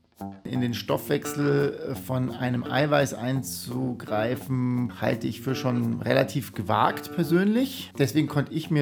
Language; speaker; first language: German; native; German